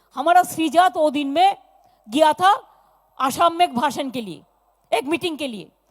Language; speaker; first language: Hindi; non-native, local second language; Bangla